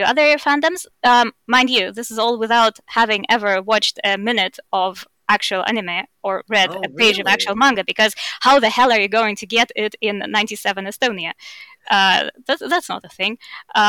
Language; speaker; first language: English; non-native, fluent; Russian